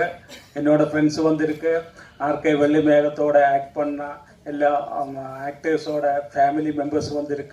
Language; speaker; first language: Tamil; non-native, local second language; Malayalam